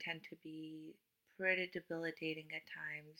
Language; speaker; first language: English; non-native, fluent; Romanian